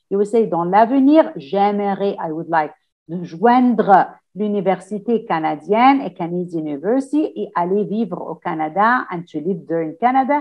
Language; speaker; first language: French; non-native, fluent; Arabic